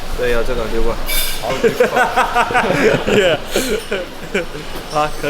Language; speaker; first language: Chinese; non-native, learner; Dutch